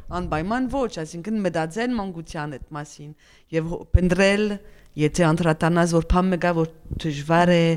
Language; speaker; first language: Armenian; early bilingual, heritage; Armenian